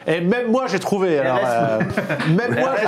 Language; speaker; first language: French; native; French